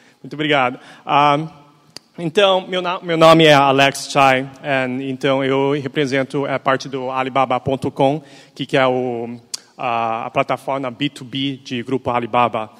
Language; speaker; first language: Portuguese; early bilingual, other home language; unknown